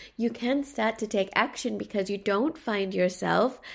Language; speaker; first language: English; native; English